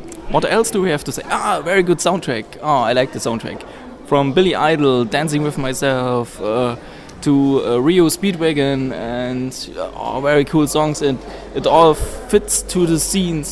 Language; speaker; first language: English; non-native, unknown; German